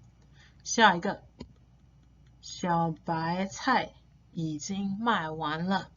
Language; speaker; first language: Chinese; non-native, fluent; English